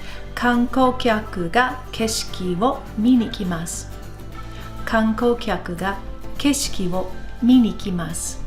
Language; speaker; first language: Japanese; non-native, fluent; English